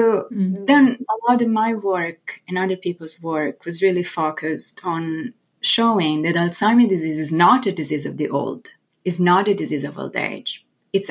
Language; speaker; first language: English; non-native, fluent; Italian